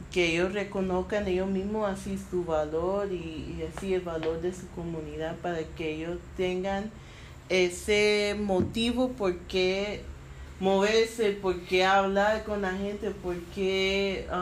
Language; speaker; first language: Spanish; early bilingual, heritage; Spanish